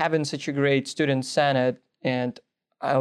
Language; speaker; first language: English; non-native, fluent; Russian